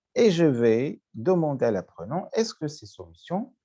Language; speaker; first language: French; non-native, local second language; Arabic